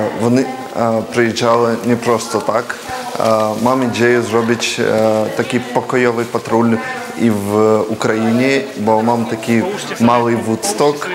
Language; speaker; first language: Polish; non-native, learner; Ukrainian